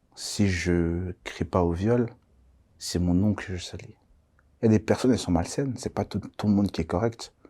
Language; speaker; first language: French; early bilingual, other home language; Kongo